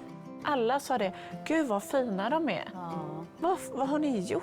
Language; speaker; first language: Swedish; native; Swedish